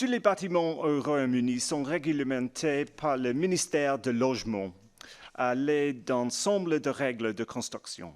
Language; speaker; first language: French; non-native, learner; English